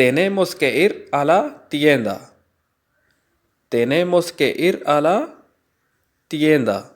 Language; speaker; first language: Spanish; non-native, fluent; Urdu